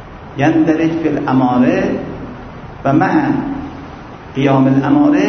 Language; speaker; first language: Arabic; non-native, fluent; Persian